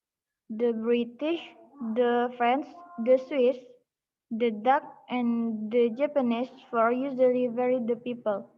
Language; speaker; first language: English; non-native, learner; Indonesian